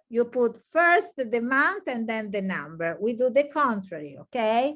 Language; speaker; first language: English; non-native, fluent; Italian